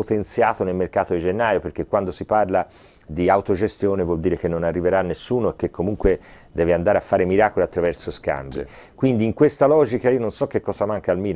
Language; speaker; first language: Italian; native; Italian